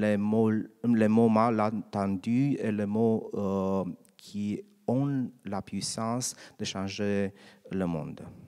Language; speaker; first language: French; non-native, learner; Romanian